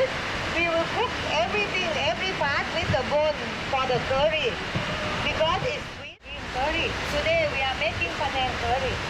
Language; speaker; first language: English; non-native, learner; Thai